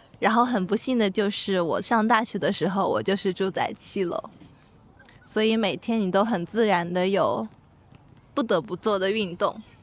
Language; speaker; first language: Chinese; native; Chinese